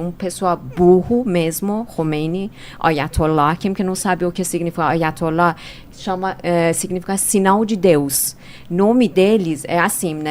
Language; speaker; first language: Portuguese; non-native, fluent; Persian